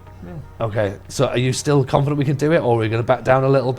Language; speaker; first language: English; native; English